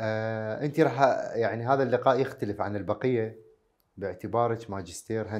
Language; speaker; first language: Arabic; native; Arabic